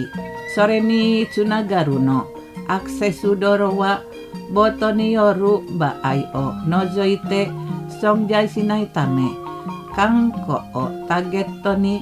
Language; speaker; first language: Japanese; non-native, learner; Indonesian